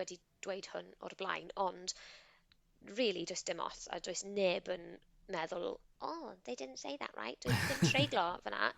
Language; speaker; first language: Welsh; non-native, local second language; English